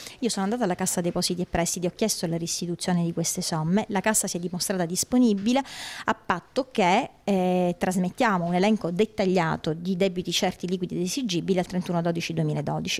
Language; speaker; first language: Italian; native; Italian